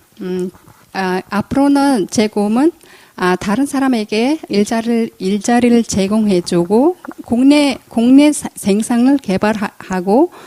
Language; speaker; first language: Korean; non-native, fluent; Mongolian